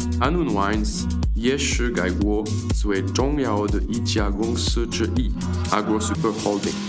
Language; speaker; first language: Chinese; non-native, learner; French